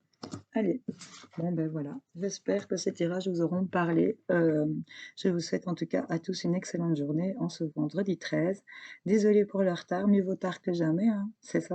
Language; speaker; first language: French; native; French